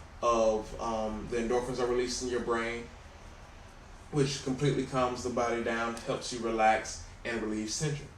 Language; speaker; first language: English; native; English